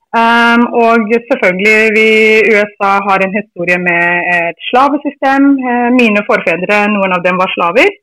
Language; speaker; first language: Norwegian; non-native, fluent; English